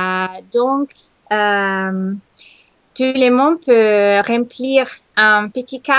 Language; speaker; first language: French; non-native, learner; Italian